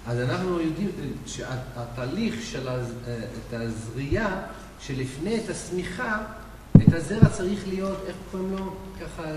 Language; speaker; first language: Hebrew; non-native, learner; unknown